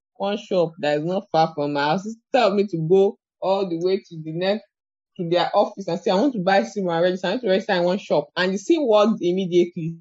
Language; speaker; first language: English; non-native, local second language; Yoruba